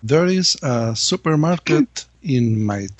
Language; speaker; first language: English; non-native, learner; Spanish